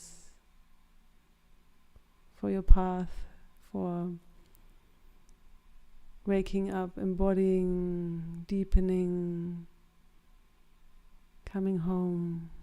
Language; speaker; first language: English; non-native, fluent; German